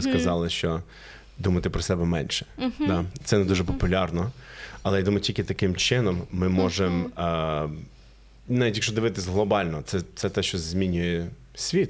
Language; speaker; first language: Ukrainian; non-native, fluent; English